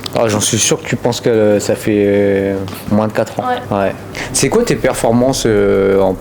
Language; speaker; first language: French; native; French